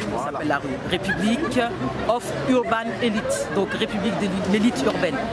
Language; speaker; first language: French; early bilingual, other home language; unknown